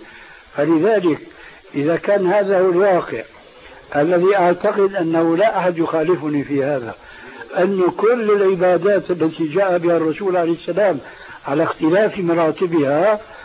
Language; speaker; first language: Arabic; early bilingual, other home language; Albanian